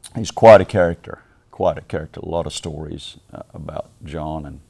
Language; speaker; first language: English; native; English